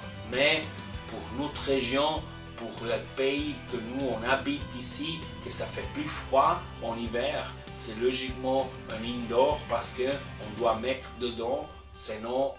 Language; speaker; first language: French; non-native, local second language; German